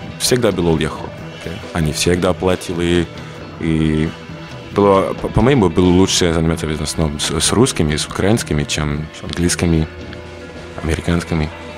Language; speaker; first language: Russian; non-native, learner; French